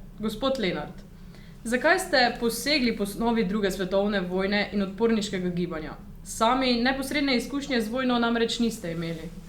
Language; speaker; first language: Slovenian; native; Slovenian